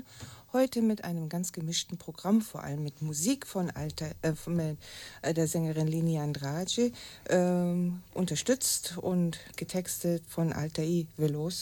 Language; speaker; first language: German; native; German